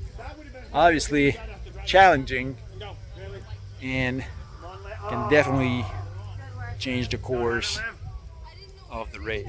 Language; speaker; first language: English; non-native, local second language; French